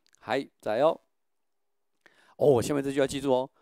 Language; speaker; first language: Chinese; native; Chinese